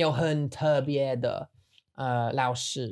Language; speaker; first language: Chinese; non-native, learner; English